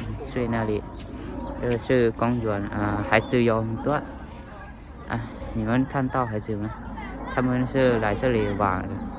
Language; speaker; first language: Chinese; non-native, learner; Lao